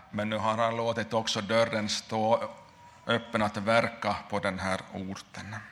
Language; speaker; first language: Swedish; native; Swedish